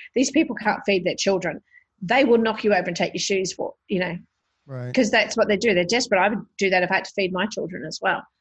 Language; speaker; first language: English; native; English